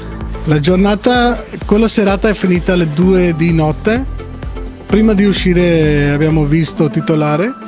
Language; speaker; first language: Italian; non-native, learner; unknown